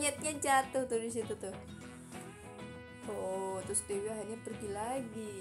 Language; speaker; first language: Indonesian; native; Indonesian